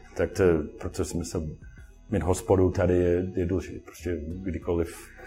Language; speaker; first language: Czech; non-native, learner; English